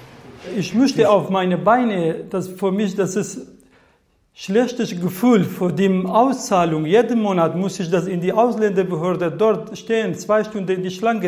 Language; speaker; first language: German; non-native, learner; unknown